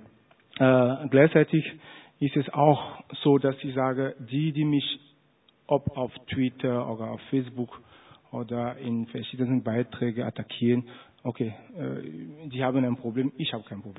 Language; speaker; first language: German; non-native, fluent; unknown